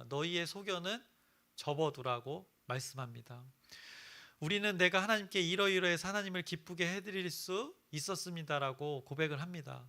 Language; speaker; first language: Korean; native; Korean